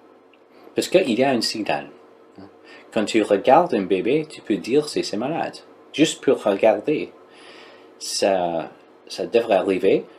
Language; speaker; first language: French; non-native, learner; English